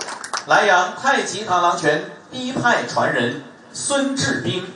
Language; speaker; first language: Chinese; native; Chinese